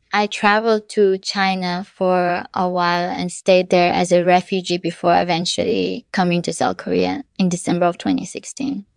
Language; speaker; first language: English; non-native, fluent; Korean